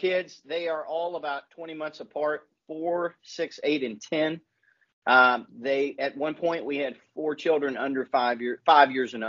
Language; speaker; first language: English; native; English